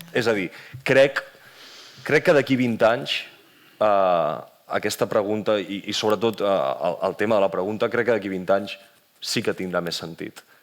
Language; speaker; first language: Catalan; native; Catalan